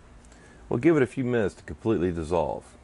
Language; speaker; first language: English; native; English